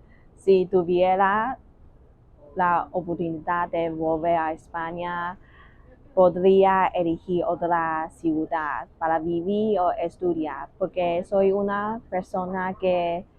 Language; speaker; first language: Spanish; non-native, learner; Chinese